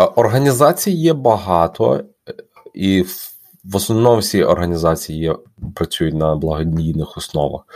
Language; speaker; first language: Ukrainian; native; Ukrainian